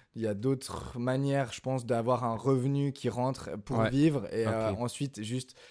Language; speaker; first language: French; native; French